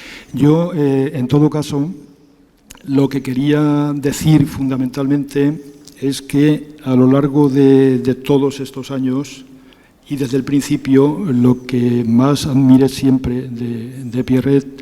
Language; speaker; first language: Spanish; native; Spanish